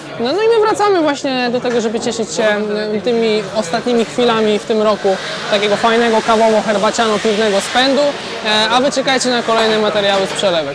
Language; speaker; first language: Polish; native; Polish